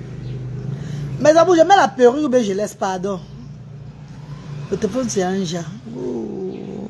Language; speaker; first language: French; non-native, local second language; Lingala